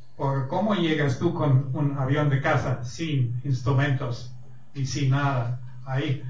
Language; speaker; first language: Spanish; non-native, fluent; German